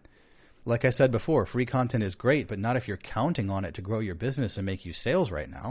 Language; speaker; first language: English; native; English